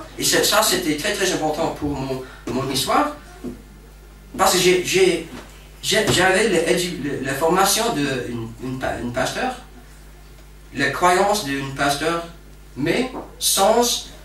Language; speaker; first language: French; non-native, fluent; English